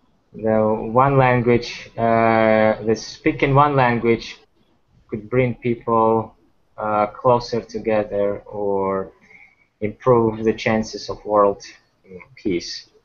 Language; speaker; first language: English; non-native, fluent; Ukrainian